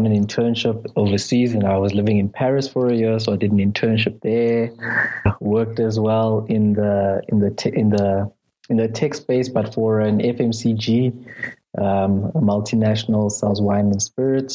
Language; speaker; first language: English; non-native, local second language; Zulu